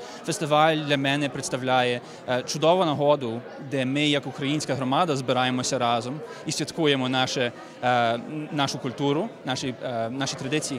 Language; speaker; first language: Ukrainian; early bilingual, heritage; Ukrainian